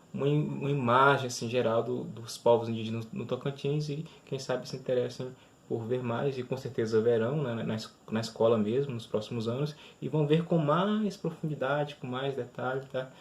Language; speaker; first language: Portuguese; native; Portuguese